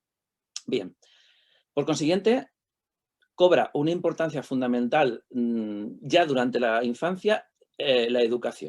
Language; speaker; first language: Spanish; native; Spanish